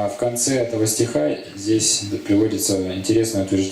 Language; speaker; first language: Russian; native; Russian